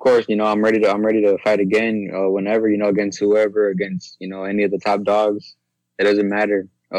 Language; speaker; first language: English; native; English